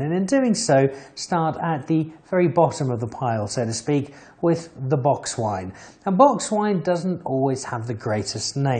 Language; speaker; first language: English; native; English